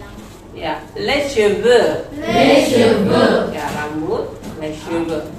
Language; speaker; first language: French; non-native, fluent; Indonesian